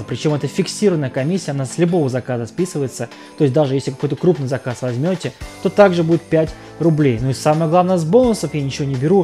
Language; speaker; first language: Russian; native; Russian